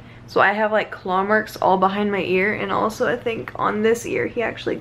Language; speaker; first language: English; native; English